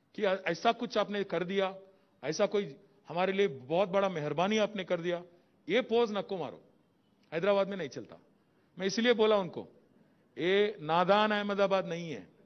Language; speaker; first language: Hindi; non-native, local second language; Telugu